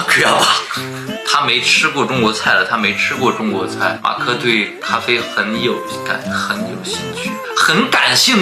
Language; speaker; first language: Chinese; native; Chinese